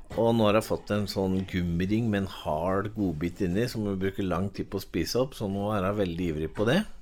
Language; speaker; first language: Norwegian; native; Norwegian